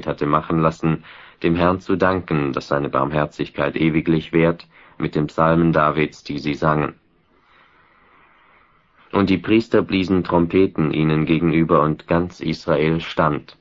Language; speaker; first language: German; native; German